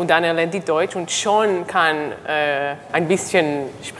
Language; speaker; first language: German; non-native, learner; Hebrew